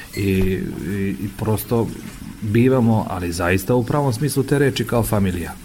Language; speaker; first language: Serbian; native; Serbian